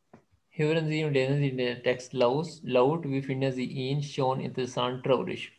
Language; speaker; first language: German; non-native, fluent; Urdu